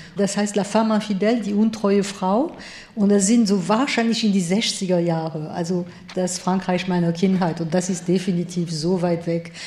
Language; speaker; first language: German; non-native, fluent; French